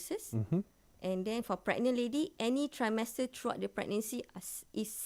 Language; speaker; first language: English; non-native, local second language; Malay